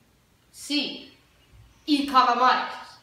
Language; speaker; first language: Spanish; non-native, learner; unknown